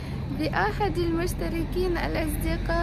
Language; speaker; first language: Arabic; non-native, fluent; Ukrainian